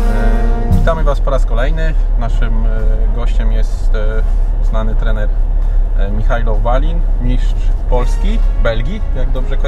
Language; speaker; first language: Polish; native; Polish